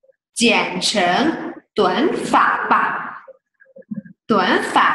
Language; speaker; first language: Chinese; non-native, fluent; Thai